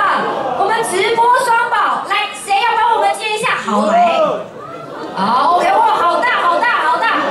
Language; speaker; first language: Chinese; native; Chinese